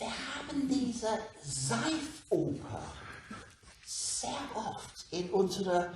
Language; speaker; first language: German; non-native, learner; English